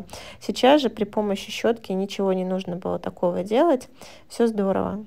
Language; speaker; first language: Russian; native; Russian